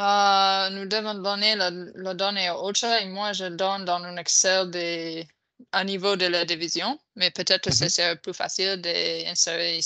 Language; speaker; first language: French; non-native, fluent; English